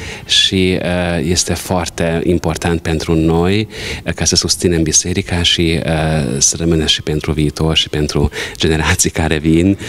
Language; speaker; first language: Romanian; non-native, local second language; Hungarian